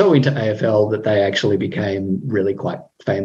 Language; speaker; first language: English; native; English